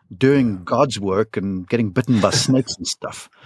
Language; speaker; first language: English; native; English